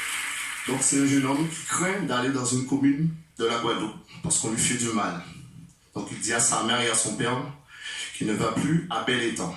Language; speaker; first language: French; native; French